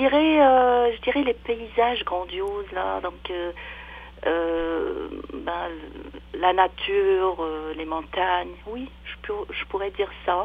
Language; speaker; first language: French; non-native, local second language; Arabic